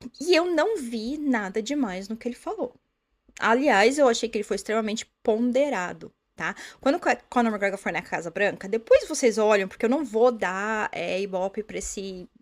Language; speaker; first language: Portuguese; native; Portuguese